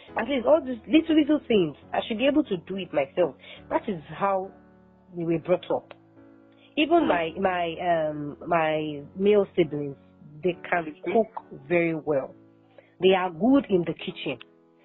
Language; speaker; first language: English; non-native, local second language; Yoruba